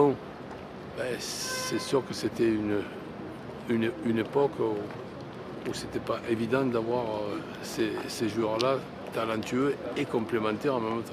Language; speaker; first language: French; native; French